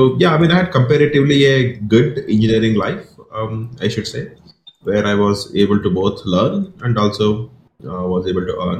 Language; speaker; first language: English; non-native, local second language; Kannada